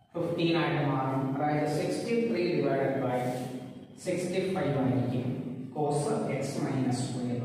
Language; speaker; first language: English; non-native, local second language; Malayalam